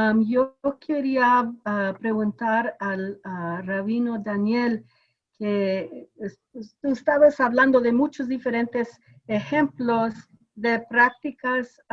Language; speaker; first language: Spanish; non-native, fluent; English